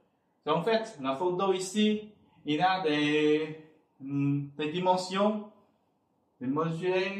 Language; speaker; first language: French; non-native, fluent; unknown